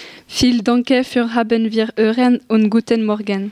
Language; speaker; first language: German; non-native, learner; French